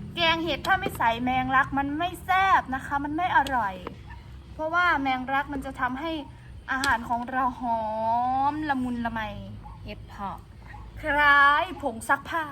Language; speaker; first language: Thai; non-native, local second language; Northeastern Thai